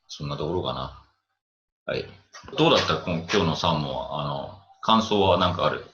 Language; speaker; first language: Japanese; native; Japanese